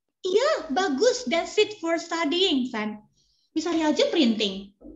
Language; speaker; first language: English; non-native, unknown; Indonesian